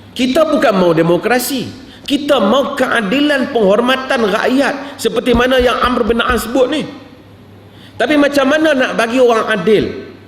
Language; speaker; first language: Malay; native; Malay